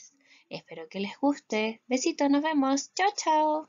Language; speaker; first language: Spanish; native; Spanish